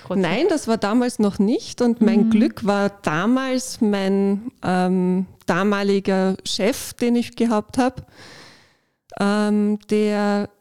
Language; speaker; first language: German; native; German